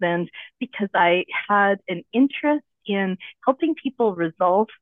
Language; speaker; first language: English; native; English